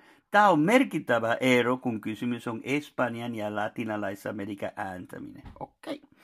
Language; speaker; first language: Finnish; non-native, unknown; Spanish